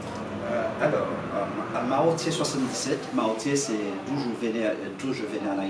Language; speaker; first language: French; non-native, local second language; Haitian Creole